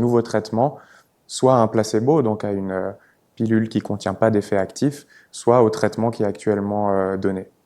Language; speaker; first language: French; native; French